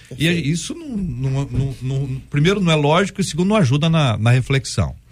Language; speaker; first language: Portuguese; native; Portuguese